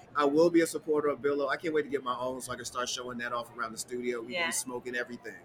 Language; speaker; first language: English; native; English